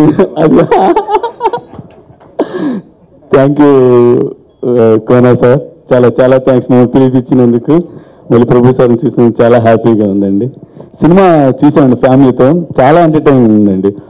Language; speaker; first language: Telugu; native; Telugu